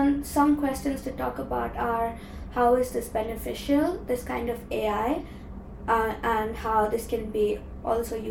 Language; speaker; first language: English; non-native, local second language; Tamil